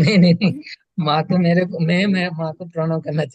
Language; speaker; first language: Hindi; non-native, learner; Bangla